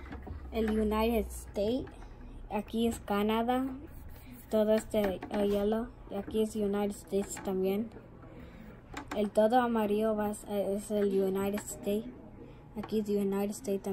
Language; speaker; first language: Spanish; early bilingual, heritage; Spanish